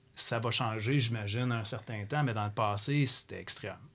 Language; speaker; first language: French; native; French